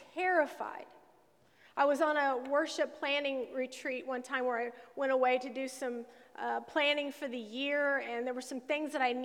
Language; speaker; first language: English; native; English